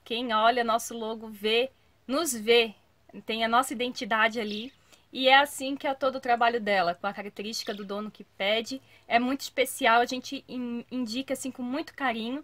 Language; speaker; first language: Portuguese; native; Portuguese